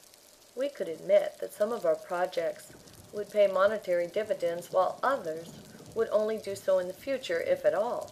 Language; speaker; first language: English; native; English